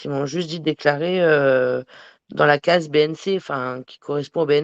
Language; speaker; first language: French; native; French